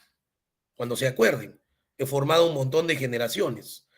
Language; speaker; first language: Spanish; native; Spanish